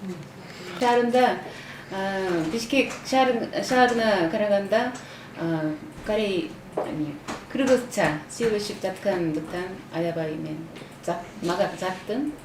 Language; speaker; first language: Kyrgyz; non-native, fluent; Korean